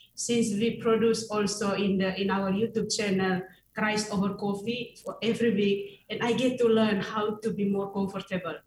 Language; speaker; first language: English; non-native, fluent; Indonesian